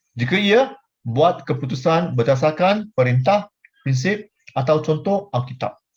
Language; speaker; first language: Malay; non-native, local second language; Chinese